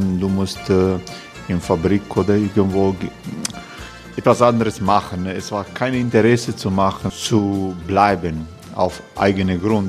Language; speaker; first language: German; non-native, fluent; Croatian